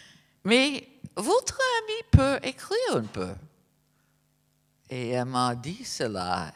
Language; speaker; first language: French; non-native, fluent; English